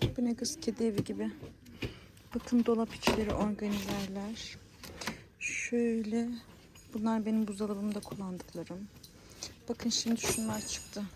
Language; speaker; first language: Turkish; native; Turkish